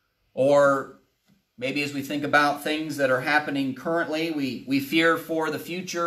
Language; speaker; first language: English; native; English